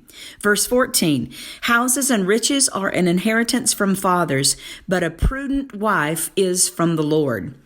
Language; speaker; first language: English; native; English